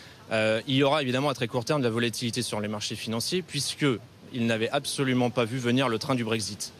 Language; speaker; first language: French; native; French